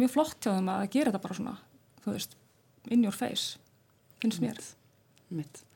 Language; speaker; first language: Icelandic; native; Icelandic